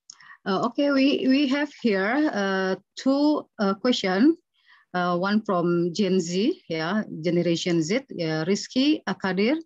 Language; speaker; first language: English; non-native, fluent; Indonesian